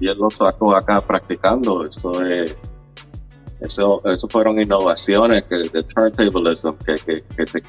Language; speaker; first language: Spanish; native; Spanish